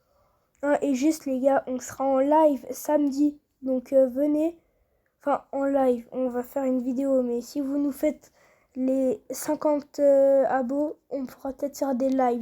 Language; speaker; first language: French; native; French